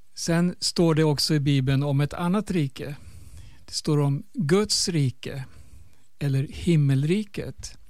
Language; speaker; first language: Swedish; native; Swedish